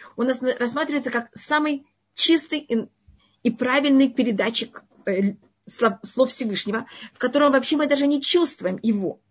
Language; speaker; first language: Russian; early bilingual, heritage; Russian